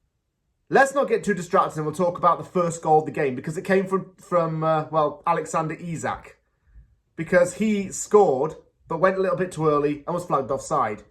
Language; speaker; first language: English; native; English